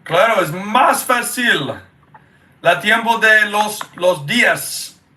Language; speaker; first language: Spanish; non-native, learner; English